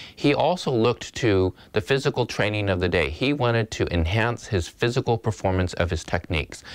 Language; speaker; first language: English; native; English